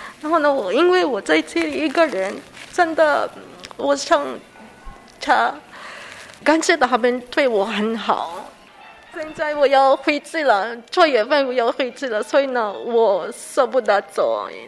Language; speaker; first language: Chinese; non-native, learner; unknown